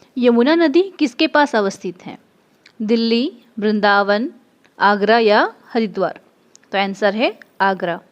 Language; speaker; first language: Hindi; non-native, local second language; Odia